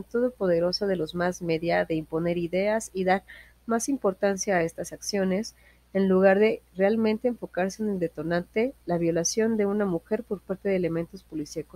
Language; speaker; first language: Spanish; native; Spanish